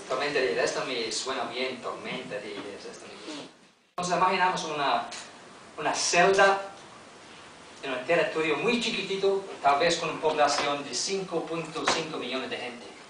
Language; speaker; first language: Spanish; non-native, learner; English